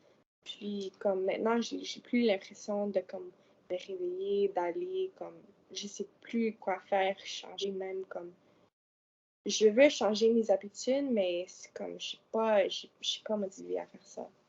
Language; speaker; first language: French; non-native, local second language; English